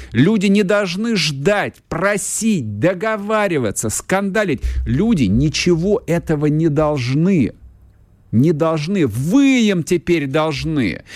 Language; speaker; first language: Russian; native; Russian